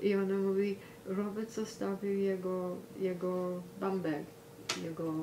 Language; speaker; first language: Polish; early bilingual, heritage; Polish